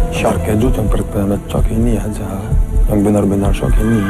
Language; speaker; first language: Indonesian; non-native, fluent; English